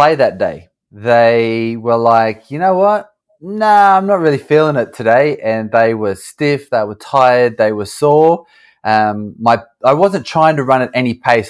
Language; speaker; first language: English; native; English